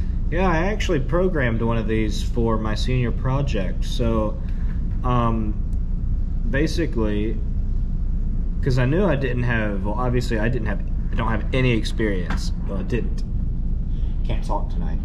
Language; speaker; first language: English; native; English